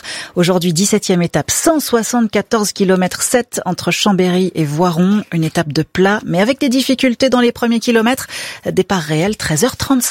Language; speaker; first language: French; native; French